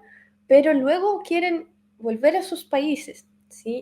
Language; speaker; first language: Spanish; non-native, fluent; Russian